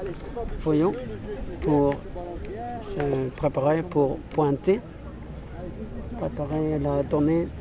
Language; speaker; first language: French; non-native, learner; English